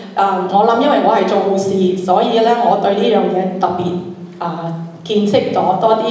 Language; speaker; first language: Cantonese; early bilingual, heritage; Cantonese